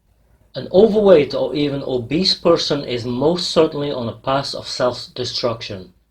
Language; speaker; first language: English; non-native, fluent; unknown